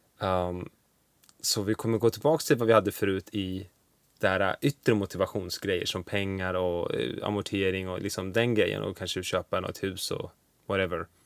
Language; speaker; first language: Swedish; early bilingual, other home language; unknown